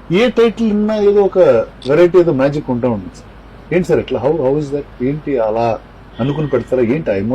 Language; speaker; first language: Telugu; native; Telugu